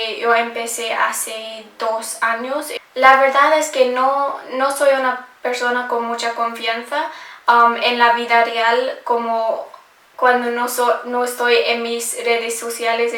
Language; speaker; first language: Spanish; non-native, learner; English